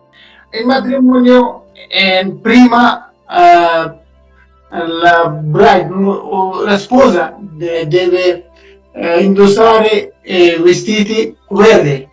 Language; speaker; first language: Italian; non-native, learner; Persian